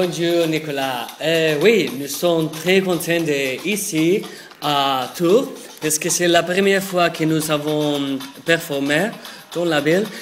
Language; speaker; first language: French; non-native, learner; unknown